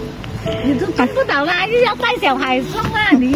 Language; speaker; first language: Chinese; native; Chinese